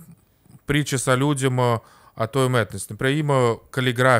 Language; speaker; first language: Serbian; non-native, learner; Russian